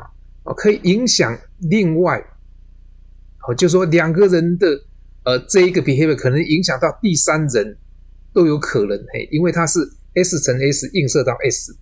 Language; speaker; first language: Chinese; native; Chinese